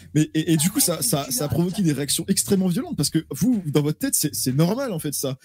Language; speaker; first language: French; native; French